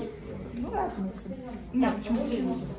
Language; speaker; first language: Russian; native; Russian